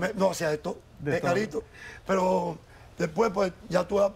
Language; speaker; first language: Spanish; native; Spanish